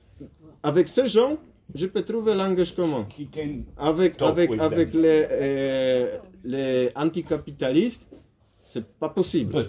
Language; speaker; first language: French; non-native, learner; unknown